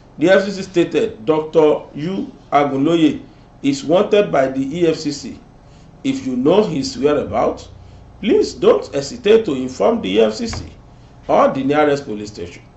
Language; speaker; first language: English; non-native, local second language; Yoruba